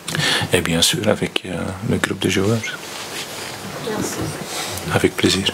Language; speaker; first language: French; non-native, fluent; Dutch